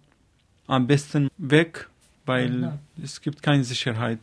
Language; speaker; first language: German; non-native, learner; Arabic